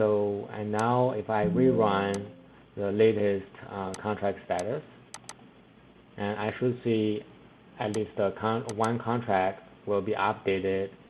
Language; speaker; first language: English; non-native, fluent; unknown